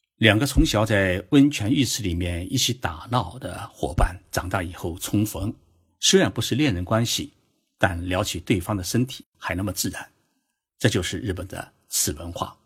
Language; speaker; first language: Chinese; native; Chinese